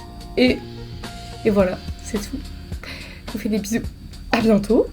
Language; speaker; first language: French; native; French